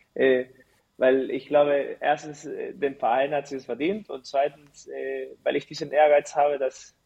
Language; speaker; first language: German; early bilingual, heritage; Spanish